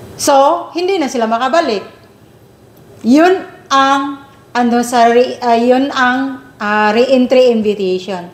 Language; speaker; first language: Filipino; native; Filipino